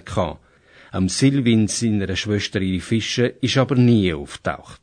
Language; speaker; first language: German; native; German